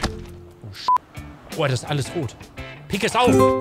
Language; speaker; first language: German; native; German